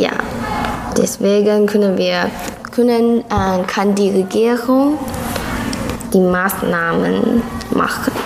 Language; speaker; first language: German; non-native, learner; Chinese